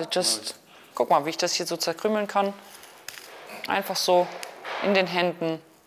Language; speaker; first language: German; native; German